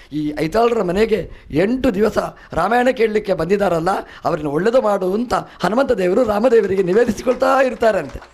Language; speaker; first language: Kannada; non-native, local second language; Tulu